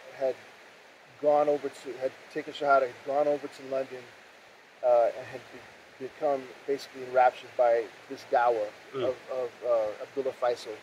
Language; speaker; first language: English; native; English